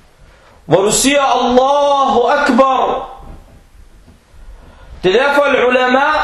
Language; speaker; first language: Danish; non-native, fluent; Arabic